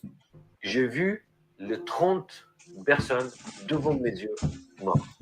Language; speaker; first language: French; non-native, learner; Arabic